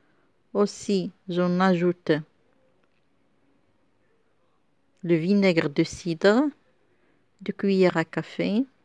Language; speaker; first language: French; non-native, local second language; Arabic